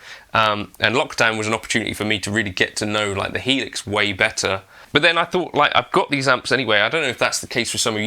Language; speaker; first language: English; native; English